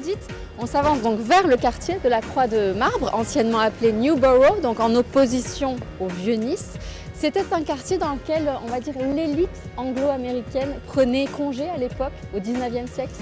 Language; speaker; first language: French; native; French